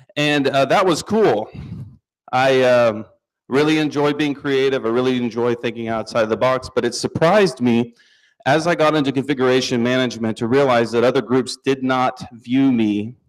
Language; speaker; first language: English; native; English